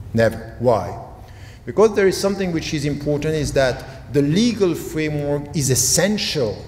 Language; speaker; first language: English; non-native, fluent; French